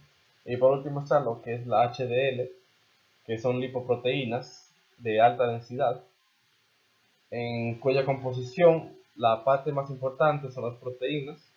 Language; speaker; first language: Spanish; native; Spanish